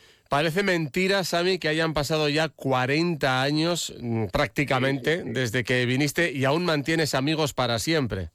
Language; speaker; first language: Spanish; native; Spanish